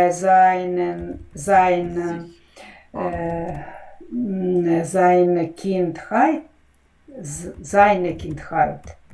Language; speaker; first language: German; non-native, learner; Ukrainian